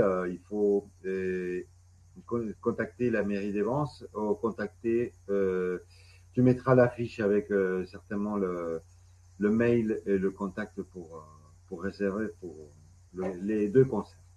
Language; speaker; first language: French; non-native, fluent; Spanish